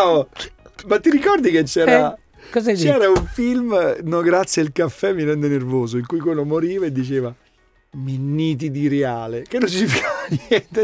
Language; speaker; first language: Italian; native; Italian